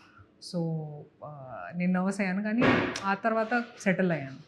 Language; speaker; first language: Telugu; non-native, fluent; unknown